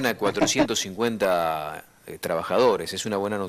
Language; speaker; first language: Spanish; native; Spanish